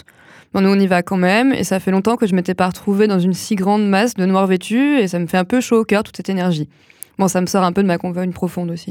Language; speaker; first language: French; native; French